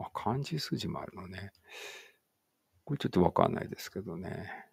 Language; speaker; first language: Japanese; native; Japanese